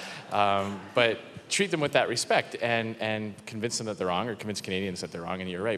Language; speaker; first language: English; native; English